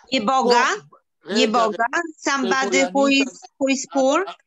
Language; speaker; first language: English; non-native, learner; Polish